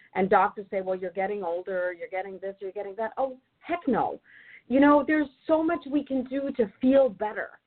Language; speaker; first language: English; non-native, fluent; German